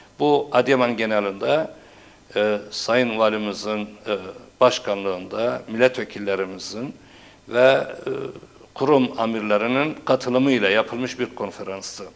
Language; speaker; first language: Turkish; non-native, local second language; Turoyo